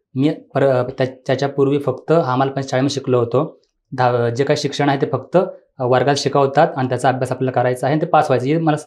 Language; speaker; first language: Marathi; native; Marathi